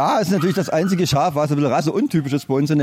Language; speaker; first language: German; native; German